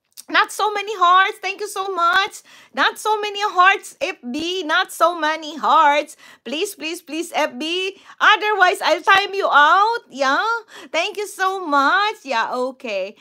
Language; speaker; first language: English; non-native, local second language; Filipino